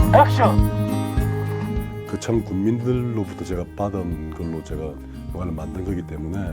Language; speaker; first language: Korean; native; Korean